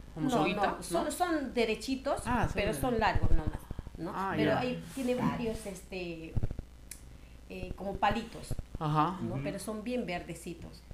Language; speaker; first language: Spanish; non-native, local second language; Shipibo-Conibo